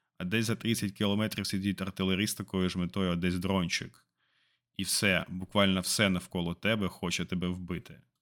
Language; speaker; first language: Ukrainian; non-native, local second language; Russian